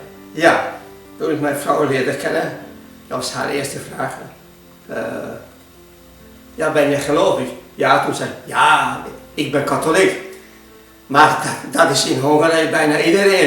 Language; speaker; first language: Dutch; non-native, fluent; Hungarian